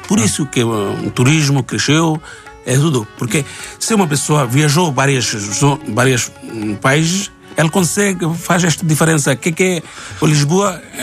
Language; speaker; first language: Portuguese; non-native, learner; Bangla